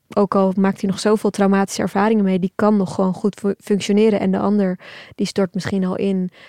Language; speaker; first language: Dutch; early bilingual, other home language; Turkish